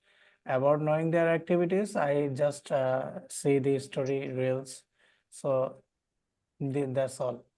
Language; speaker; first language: English; non-native, learner; Bangla